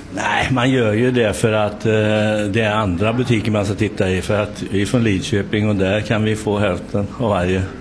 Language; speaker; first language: Swedish; native; Swedish